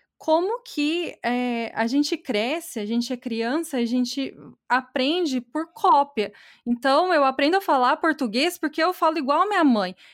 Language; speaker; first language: Portuguese; native; Portuguese